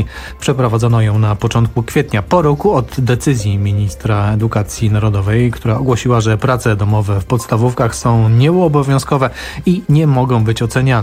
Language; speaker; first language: Polish; native; Polish